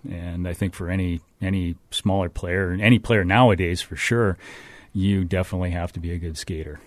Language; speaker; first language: English; native; English